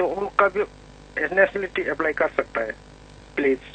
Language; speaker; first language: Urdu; non-native, local second language; Punjabi